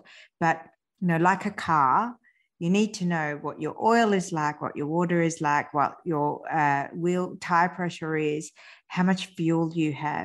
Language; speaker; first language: English; early bilingual, other home language; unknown